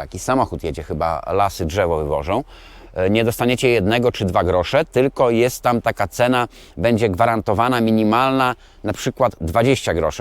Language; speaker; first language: Polish; native; Polish